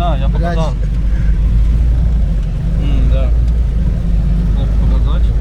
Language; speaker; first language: Russian; non-native, learner; Chinese